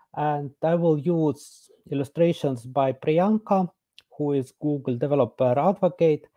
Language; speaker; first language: English; non-native, fluent; Estonian